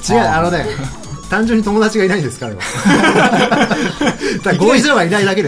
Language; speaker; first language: Japanese; native; Japanese